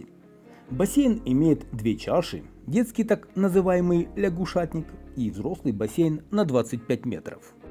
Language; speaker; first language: Russian; native; Russian